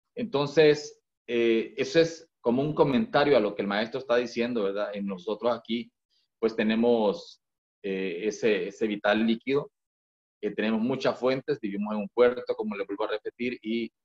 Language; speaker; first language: Spanish; native; Spanish